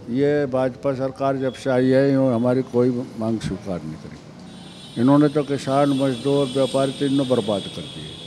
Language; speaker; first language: Hindi; native; Hindi